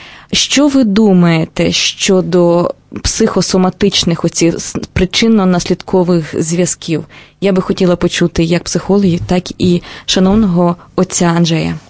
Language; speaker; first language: Ukrainian; native; Ukrainian